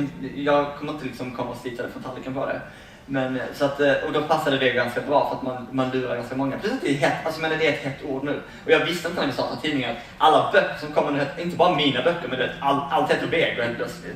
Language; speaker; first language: Swedish; native; Swedish